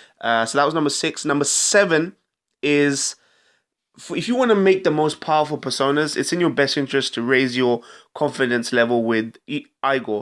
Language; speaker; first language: English; native; English